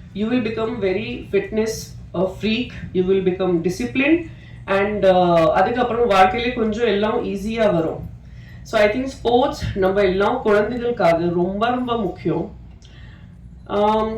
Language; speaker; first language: Tamil; non-native, fluent; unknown